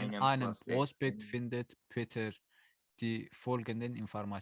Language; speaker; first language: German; non-native, learner; Azerbaijani